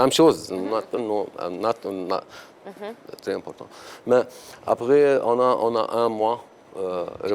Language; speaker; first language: French; non-native, learner; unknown